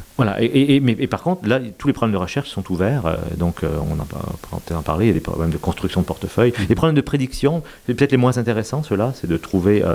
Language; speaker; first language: French; native; French